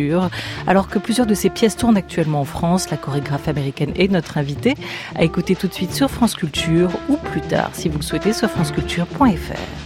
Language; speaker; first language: French; native; French